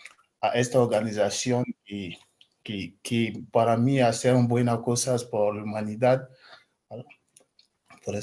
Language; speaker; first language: Spanish; non-native, learner; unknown